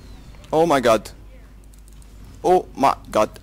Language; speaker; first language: English; non-native, fluent; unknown